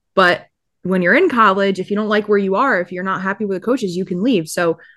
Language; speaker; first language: English; native; English